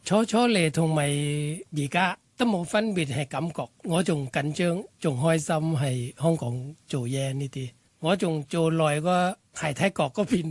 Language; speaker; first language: Cantonese; non-native, fluent; Thai